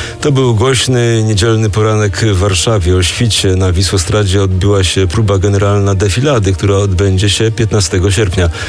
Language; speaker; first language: Polish; native; Polish